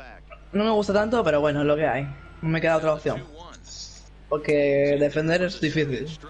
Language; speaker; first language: Spanish; native; Spanish